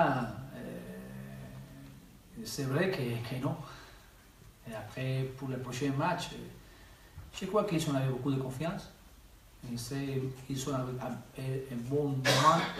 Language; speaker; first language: French; non-native, learner; Spanish